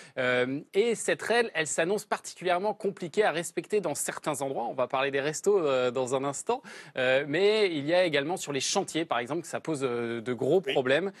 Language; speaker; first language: French; native; French